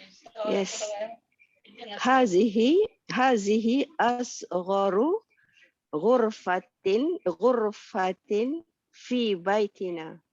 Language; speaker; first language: Arabic; non-native, learner; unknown